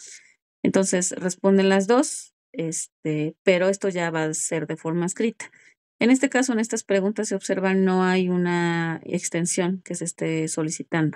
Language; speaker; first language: Spanish; native; Spanish